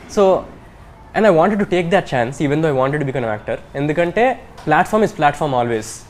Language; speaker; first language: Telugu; early bilingual, heritage; Telugu